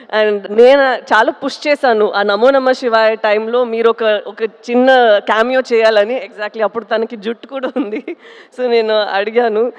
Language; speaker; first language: Telugu; non-native, fluent; Tamil